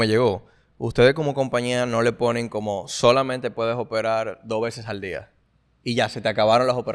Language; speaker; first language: Spanish; native; Spanish